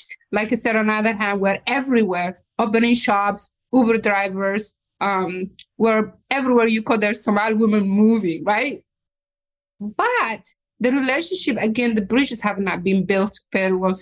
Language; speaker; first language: English; non-native, fluent; Somali